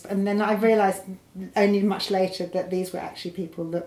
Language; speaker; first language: English; native; English